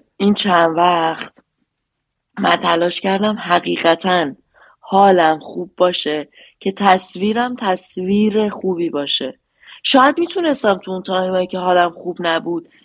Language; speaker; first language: Persian; native; Persian